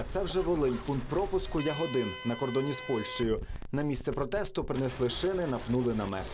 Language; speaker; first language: Ukrainian; native; Ukrainian